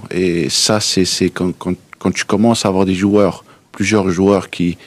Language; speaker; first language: French; non-native, fluent; Danish